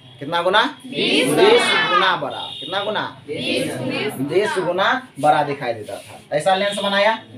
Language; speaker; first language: Hindi; native; Hindi